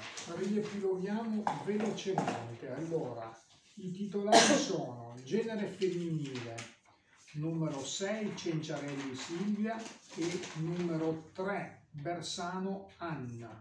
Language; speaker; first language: Italian; native; Italian